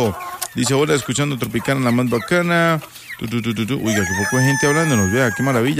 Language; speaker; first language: Spanish; native; Spanish